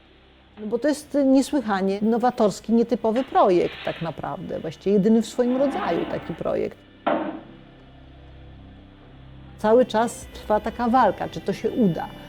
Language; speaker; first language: Polish; native; Polish